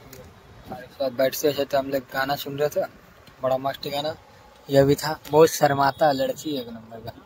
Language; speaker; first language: Hindi; non-native, local second language; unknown